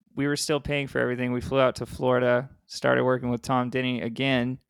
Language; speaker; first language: English; native; English